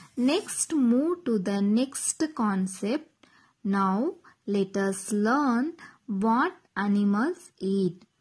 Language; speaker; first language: English; non-native, local second language; Kannada